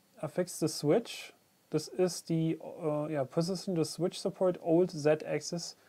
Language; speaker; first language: English; non-native, fluent; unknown